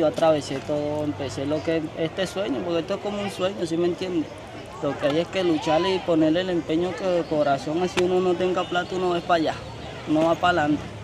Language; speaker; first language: Spanish; native; Spanish